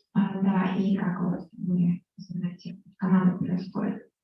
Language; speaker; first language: Russian; native; Russian